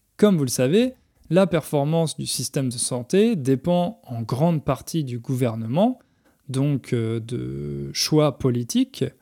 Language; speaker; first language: French; native; French